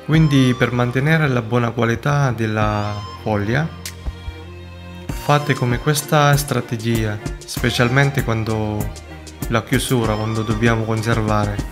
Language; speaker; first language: Italian; non-native, learner; Filipino